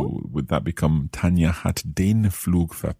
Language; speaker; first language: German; non-native, learner; English